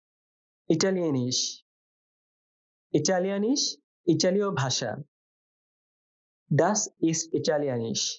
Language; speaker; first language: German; non-native, fluent; Bangla